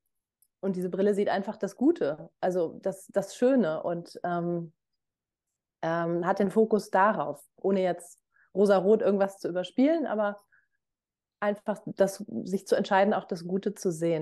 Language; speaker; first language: German; native; German